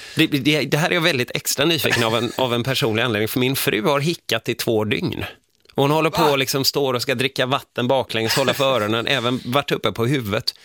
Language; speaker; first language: Swedish; native; Swedish